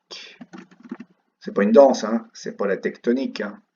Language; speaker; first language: French; native; French